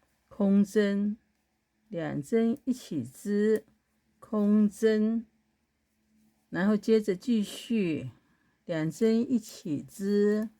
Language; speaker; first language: Chinese; native; Chinese